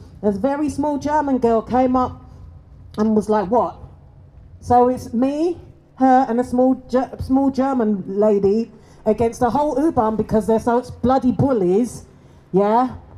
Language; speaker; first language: English; native; English